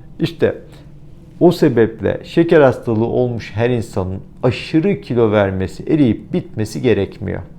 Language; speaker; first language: Turkish; native; Turkish